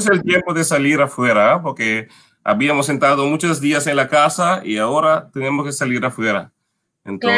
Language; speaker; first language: Spanish; non-native, fluent; Papiamento